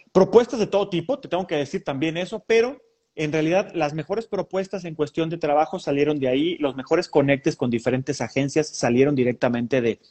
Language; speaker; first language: Spanish; native; Spanish